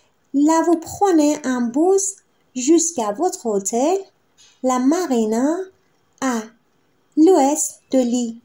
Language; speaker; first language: French; non-native, fluent; Persian